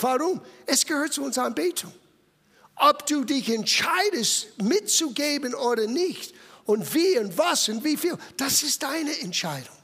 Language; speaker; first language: German; non-native, fluent; English